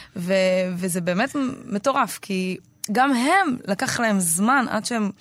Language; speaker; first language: Hebrew; native; Hebrew